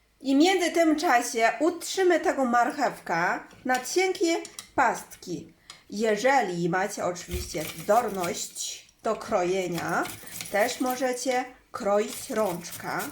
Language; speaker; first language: Polish; non-native, learner; Chinese